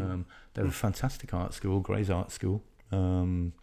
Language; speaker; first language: English; native; English